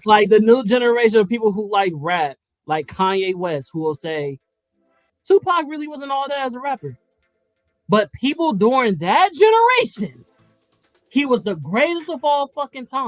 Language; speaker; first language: English; native; English